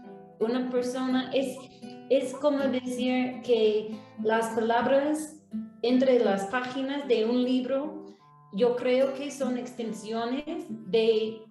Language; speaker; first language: Spanish; non-native, fluent; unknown